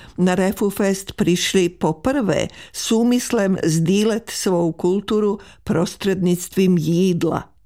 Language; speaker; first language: Czech; native; Czech